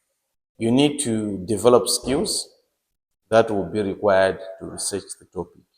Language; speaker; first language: English; non-native, local second language; Nyanja